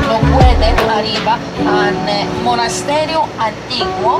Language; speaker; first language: Spanish; non-native, learner; Greek